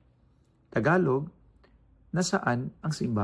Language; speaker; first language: Filipino; non-native, local second language; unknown